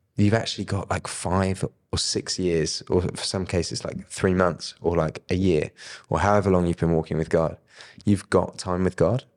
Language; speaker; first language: English; native; English